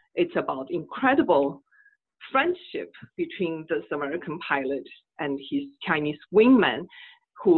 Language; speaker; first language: English; non-native, fluent; Chinese